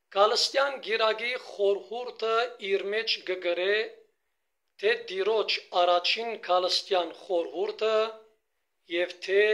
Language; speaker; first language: Armenian; early bilingual, heritage; Armenian